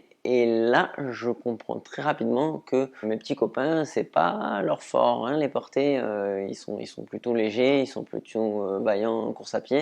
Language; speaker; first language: French; native; French